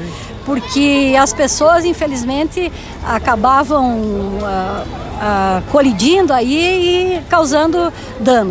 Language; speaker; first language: Portuguese; native; Portuguese